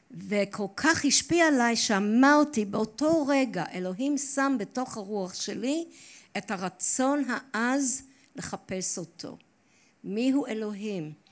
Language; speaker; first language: Hebrew; non-native, fluent; English